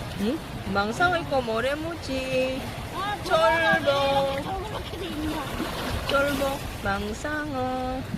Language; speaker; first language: Korean; native; Korean